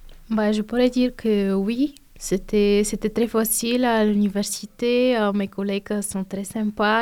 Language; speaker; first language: French; non-native, fluent; Bulgarian